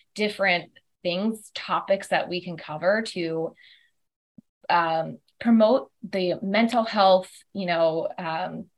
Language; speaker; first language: English; native; English